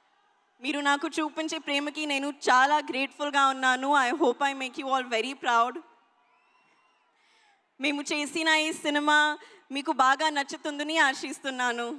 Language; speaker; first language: Telugu; non-native, learner; Hindi